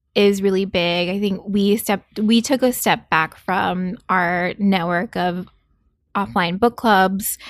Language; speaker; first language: English; early bilingual, other home language; Korean